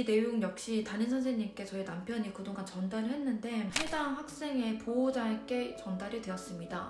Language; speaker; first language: Korean; native; Korean